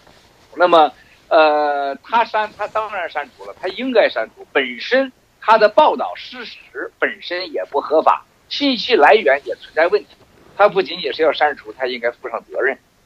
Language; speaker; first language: Chinese; native; Chinese